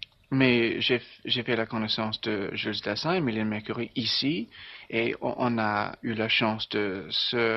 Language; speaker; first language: French; non-native, learner; English